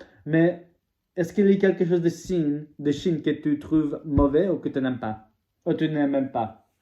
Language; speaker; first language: French; non-native, learner; English